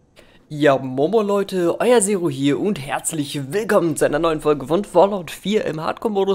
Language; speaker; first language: German; native; German